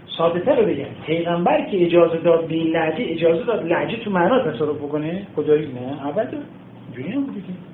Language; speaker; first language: Persian; native; Persian